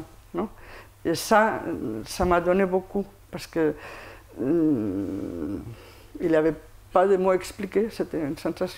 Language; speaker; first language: French; non-native, fluent; Spanish